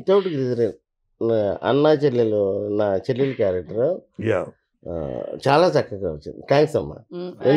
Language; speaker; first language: Telugu; native; Telugu